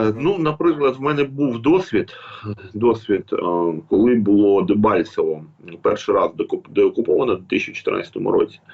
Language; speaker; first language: Ukrainian; native; Ukrainian